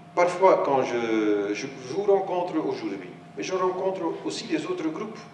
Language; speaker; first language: French; non-native, local second language; Dutch